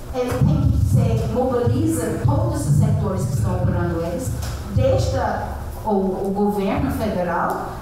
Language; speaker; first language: Portuguese; native; Portuguese